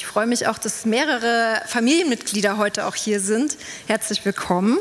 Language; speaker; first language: German; native; German